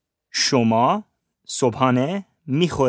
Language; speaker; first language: Persian; non-native, learner; English